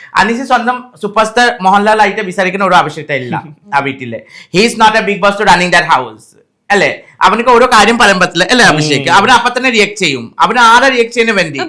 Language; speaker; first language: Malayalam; non-native, fluent; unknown